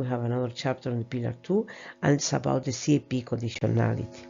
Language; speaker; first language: English; non-native, fluent; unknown